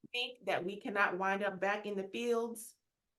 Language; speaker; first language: English; native; English